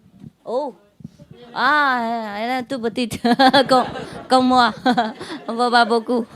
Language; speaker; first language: French; non-native, learner; Vietnamese